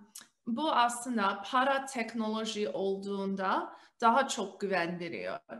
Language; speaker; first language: Turkish; early bilingual, heritage; Turkish